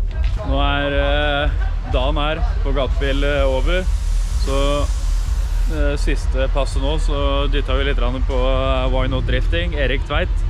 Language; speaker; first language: Norwegian; native; Norwegian